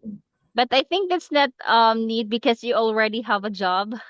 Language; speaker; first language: English; non-native, local second language; Cebuano